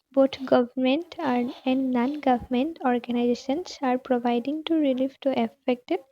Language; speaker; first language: English; non-native, local second language; Assamese